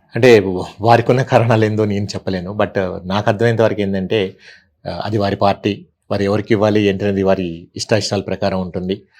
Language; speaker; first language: Telugu; native; Telugu